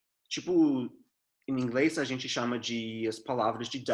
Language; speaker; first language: Portuguese; non-native, fluent; English